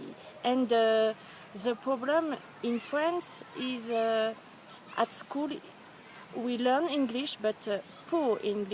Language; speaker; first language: English; non-native, learner; French